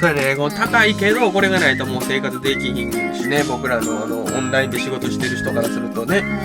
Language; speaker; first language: Japanese; native; Japanese